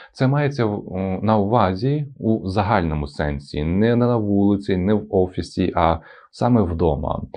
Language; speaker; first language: Ukrainian; non-native, local second language; Russian